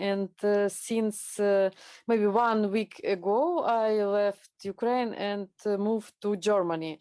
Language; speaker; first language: English; non-native, learner; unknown